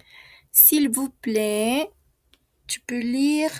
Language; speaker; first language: French; non-native, fluent; Spanish